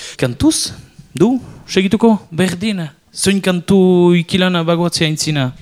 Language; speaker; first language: Basque; native; Basque